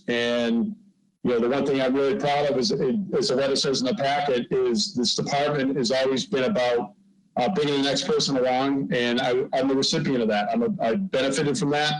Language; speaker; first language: English; native; English